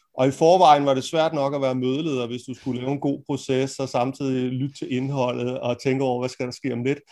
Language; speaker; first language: Danish; native; Danish